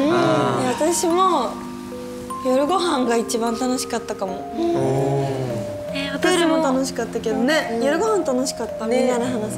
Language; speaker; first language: Japanese; native; Japanese